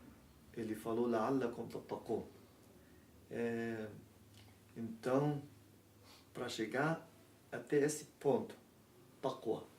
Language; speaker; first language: Portuguese; non-native, learner; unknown